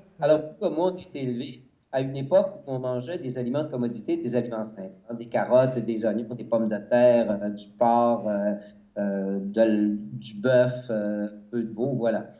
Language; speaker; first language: French; native; French